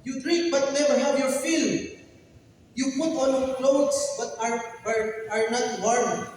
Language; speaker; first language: English; non-native, local second language; Filipino